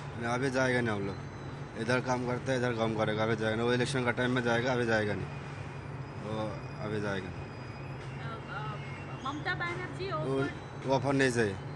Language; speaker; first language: Hindi; non-native, local second language; Bangla